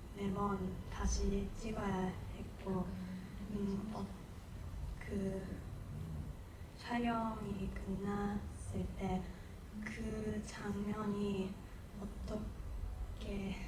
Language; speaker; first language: Korean; non-native, learner; Japanese